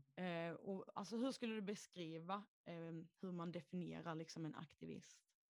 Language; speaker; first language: Swedish; native; Swedish